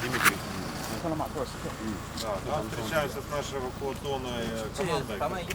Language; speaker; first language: Russian; native; Russian